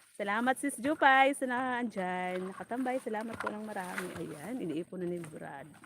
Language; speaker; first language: Filipino; non-native, local second language; Bikol